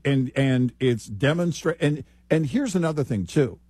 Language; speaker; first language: English; native; English